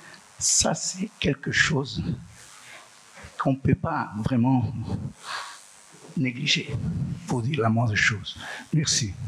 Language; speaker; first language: French; non-native, fluent; Portuguese